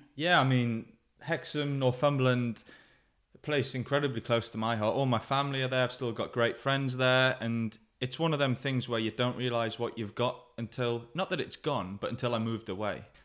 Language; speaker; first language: English; native; English